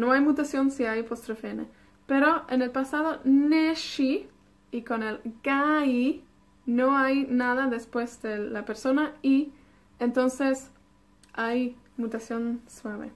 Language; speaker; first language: Spanish; non-native, fluent; Welsh